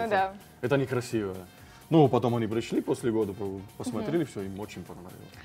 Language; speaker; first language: Russian; non-native, fluent; Italian